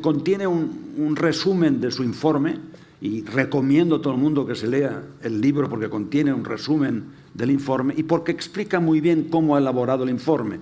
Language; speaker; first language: Spanish; native; Spanish